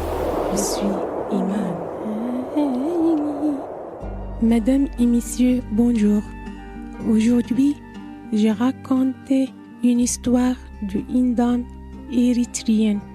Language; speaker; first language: French; non-native, learner; Arabic